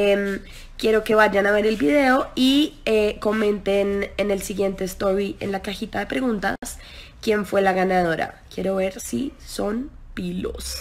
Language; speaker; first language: Spanish; native; Spanish